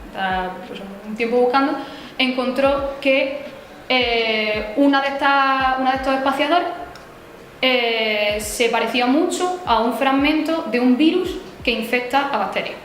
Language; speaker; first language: Spanish; native; Spanish